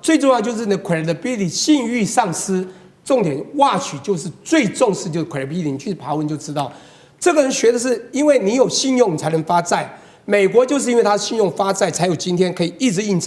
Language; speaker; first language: Chinese; native; Chinese